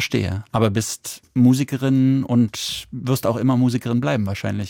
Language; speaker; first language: German; native; German